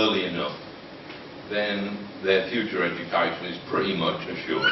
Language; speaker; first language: English; native; English